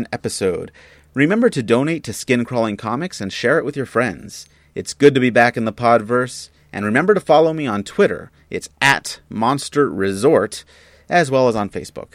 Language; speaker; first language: English; native; English